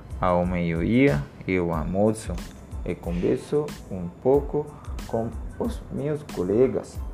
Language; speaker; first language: Portuguese; non-native, learner; Spanish